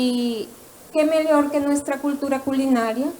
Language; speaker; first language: Portuguese; non-native, learner; Spanish